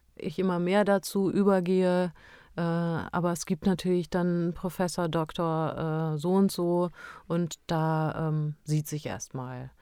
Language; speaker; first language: German; early bilingual, other home language; Romanian